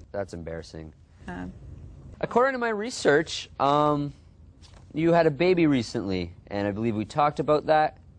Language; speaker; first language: English; native; English